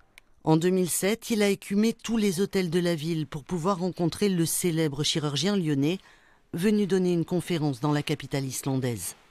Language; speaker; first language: French; native; French